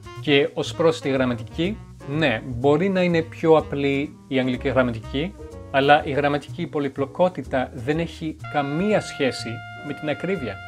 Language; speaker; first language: Greek; non-native, fluent; French